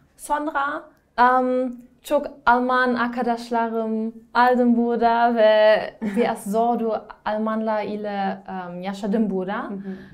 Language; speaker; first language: Turkish; non-native, learner; German